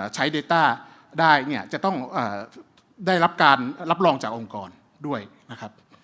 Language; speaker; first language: Thai; early bilingual, heritage; Thai